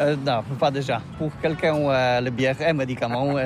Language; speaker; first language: French; non-native, learner; Polish